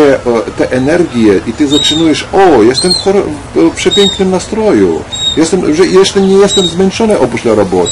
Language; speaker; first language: Polish; non-native, learner; Ukrainian